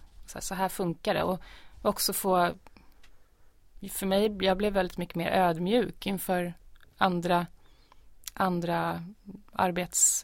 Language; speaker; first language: Swedish; native; Swedish